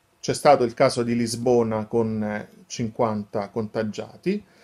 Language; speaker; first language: Italian; native; Italian